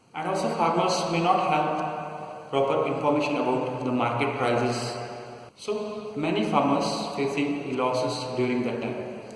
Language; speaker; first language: English; non-native, local second language; Kannada